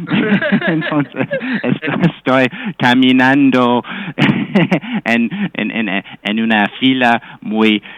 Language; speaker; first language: Spanish; non-native, fluent; English